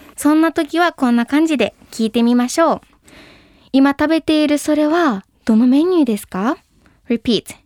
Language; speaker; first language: Japanese; early bilingual, heritage; English